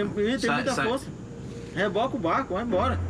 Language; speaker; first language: Portuguese; native; Portuguese